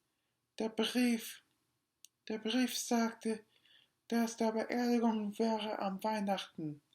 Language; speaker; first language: German; non-native, learner; English